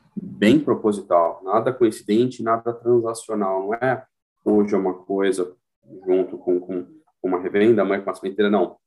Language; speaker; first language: Portuguese; native; Portuguese